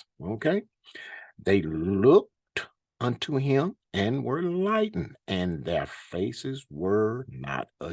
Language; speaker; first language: English; native; English